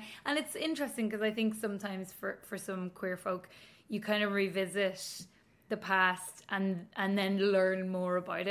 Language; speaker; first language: English; native; English